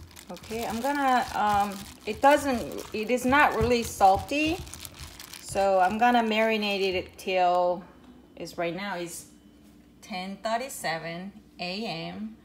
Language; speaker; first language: English; non-native, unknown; Korean